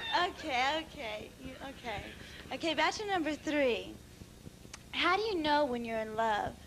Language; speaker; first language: English; native; English